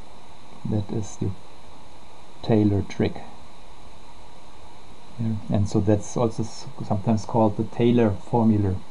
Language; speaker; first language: English; non-native, fluent; German